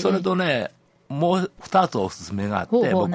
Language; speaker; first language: Japanese; native; Japanese